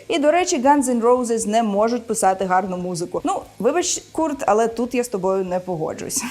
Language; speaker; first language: Ukrainian; non-native, local second language; Russian